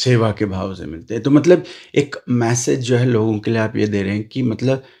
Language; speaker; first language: Hindi; native; Hindi